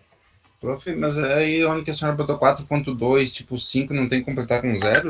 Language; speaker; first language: Portuguese; native; Portuguese